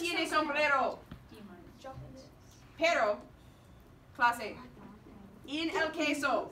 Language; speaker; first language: Spanish; non-native, fluent; English